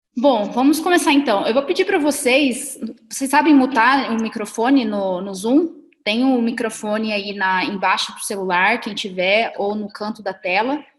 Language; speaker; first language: Portuguese; native; Portuguese